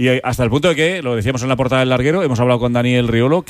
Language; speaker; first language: Spanish; native; Spanish